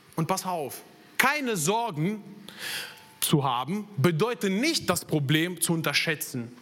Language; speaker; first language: German; non-native, fluent; Italian